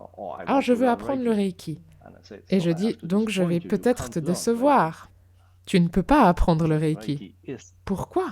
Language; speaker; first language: French; non-native, fluent; German